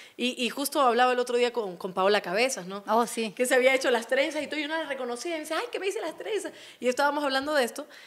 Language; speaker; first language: Spanish; native; Spanish